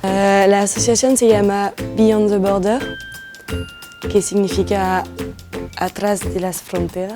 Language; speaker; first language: Spanish; non-native, learner; French